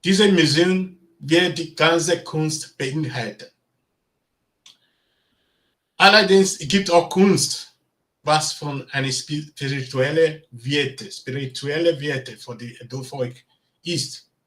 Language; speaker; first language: German; non-native, learner; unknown